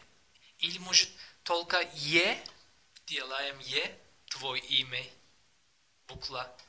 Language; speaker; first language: Russian; non-native, learner; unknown